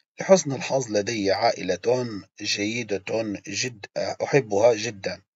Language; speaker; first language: Arabic; non-native, fluent; Turkish